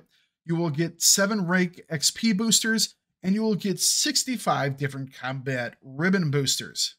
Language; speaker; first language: English; native; English